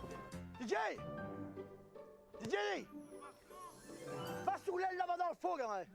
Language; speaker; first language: French; native; French